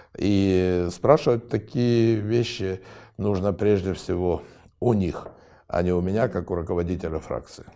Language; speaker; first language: Russian; native; Russian